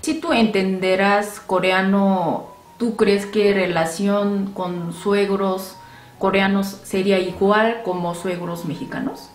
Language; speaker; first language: Spanish; non-native, fluent; Korean